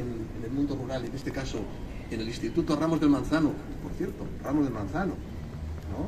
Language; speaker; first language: Spanish; native; Spanish